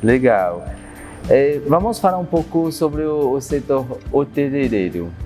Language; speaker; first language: Portuguese; non-native, fluent; French